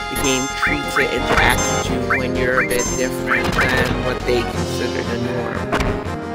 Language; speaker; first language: English; native; English